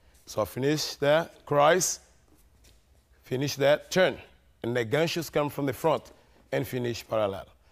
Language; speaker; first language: English; non-native, fluent; Portuguese